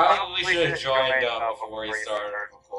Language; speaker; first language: English; native; English